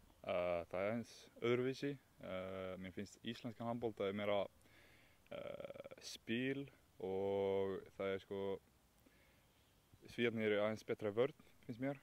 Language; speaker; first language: Icelandic; non-native, learner; Swedish